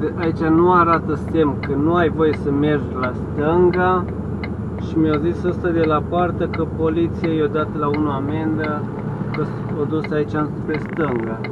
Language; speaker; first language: Romanian; non-native, local second language; Hungarian